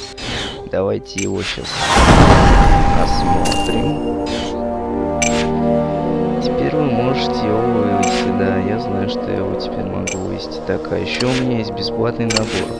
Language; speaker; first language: Russian; native; Russian